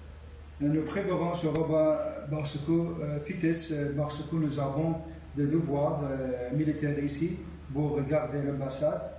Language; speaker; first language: French; non-native, learner; Arabic